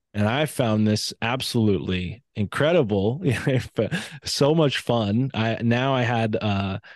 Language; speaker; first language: English; native; English